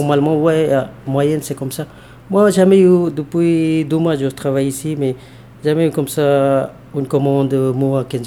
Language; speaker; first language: French; non-native, learner; Bangla